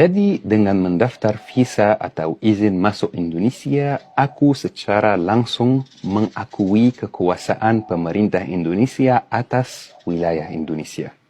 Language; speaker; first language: Indonesian; non-native, fluent; Arabic